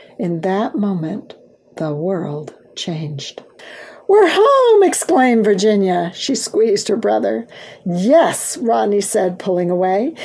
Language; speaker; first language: English; early bilingual, other home language; German